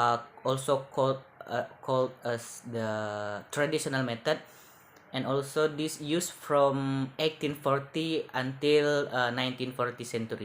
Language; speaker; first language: English; non-native, learner; Indonesian